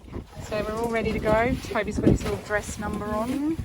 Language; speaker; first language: English; native; English